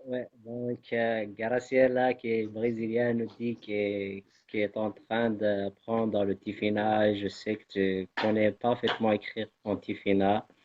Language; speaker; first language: French; non-native, local second language; Kabyle